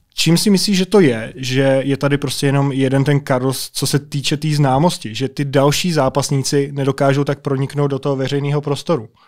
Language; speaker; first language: Czech; native; Czech